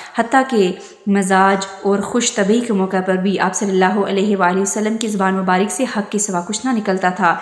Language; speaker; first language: Urdu; native; Urdu